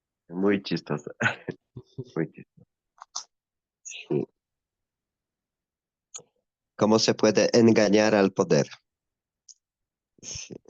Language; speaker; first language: Spanish; non-native, fluent; Polish